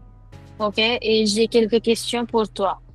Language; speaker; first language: French; non-native, fluent; Hindi